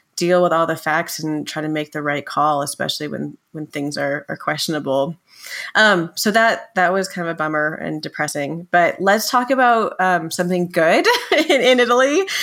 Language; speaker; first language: English; native; English